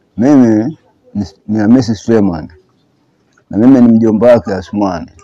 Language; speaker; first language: Swahili; native; Swahili